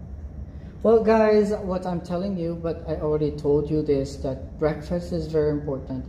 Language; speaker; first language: English; non-native, fluent; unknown